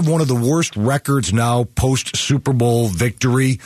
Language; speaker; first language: English; native; English